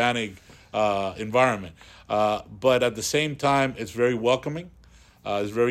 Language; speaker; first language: English; early bilingual, other home language; Spanish